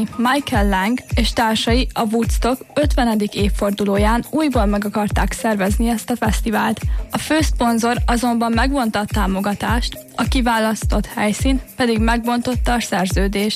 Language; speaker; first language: Hungarian; native; Hungarian